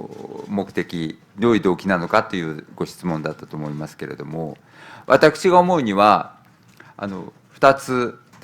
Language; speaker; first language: Japanese; native; Japanese